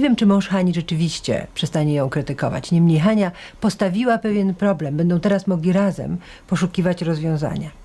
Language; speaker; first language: Polish; native; Polish